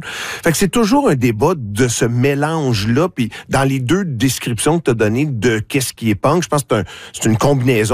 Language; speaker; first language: French; native; French